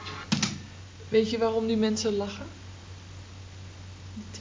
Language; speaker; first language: Dutch; native; Dutch